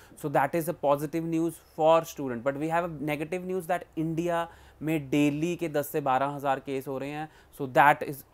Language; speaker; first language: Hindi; non-native, local second language; Punjabi